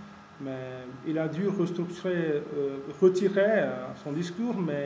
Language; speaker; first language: French; non-native, fluent; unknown